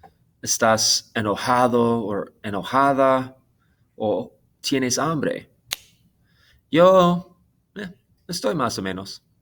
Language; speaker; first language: Spanish; non-native, fluent; English